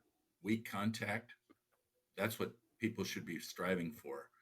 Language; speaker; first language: English; native; English